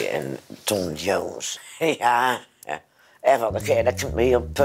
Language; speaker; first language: Dutch; native; Dutch